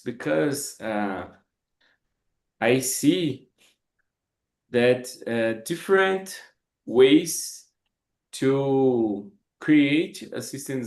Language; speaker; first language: English; non-native, learner; Portuguese